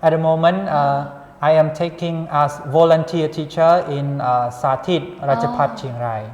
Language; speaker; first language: English; non-native, fluent; Khmer